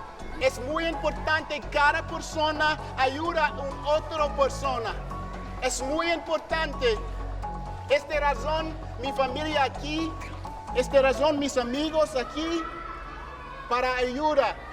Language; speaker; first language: Spanish; non-native, learner; English